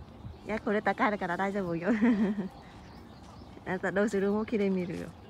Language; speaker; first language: Japanese; non-native, learner; Vietnamese